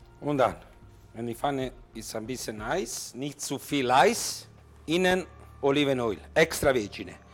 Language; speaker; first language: German; non-native, learner; Italian